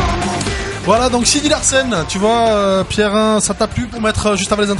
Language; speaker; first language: French; native; French